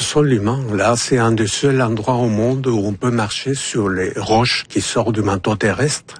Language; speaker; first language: French; non-native, fluent; Spanish